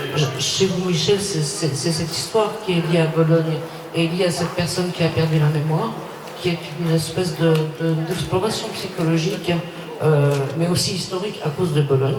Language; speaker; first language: French; native; French